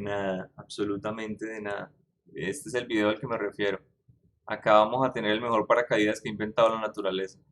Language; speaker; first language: Spanish; native; Spanish